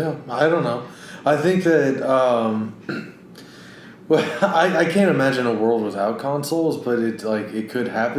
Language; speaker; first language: English; native; English